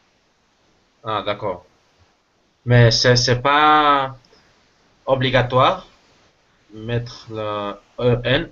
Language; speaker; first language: French; non-native, learner; Spanish